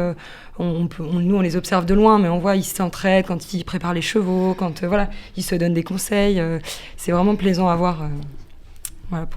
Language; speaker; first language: French; native; French